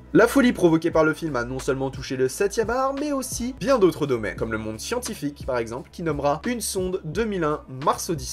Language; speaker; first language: French; native; French